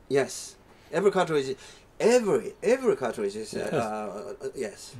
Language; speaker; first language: English; non-native, fluent; Japanese